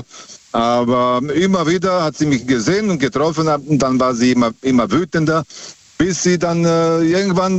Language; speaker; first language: German; non-native, fluent; Serbian